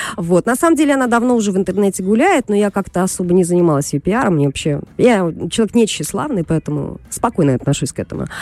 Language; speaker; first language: Russian; native; Russian